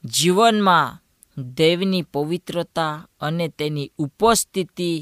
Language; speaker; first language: Gujarati; non-native, local second language; Gamit